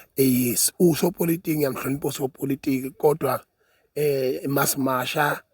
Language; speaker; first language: Zulu; native; Zulu